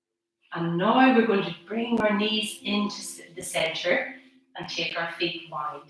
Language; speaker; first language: English; native; English